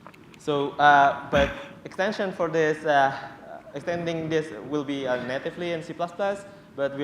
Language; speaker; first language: English; non-native, fluent; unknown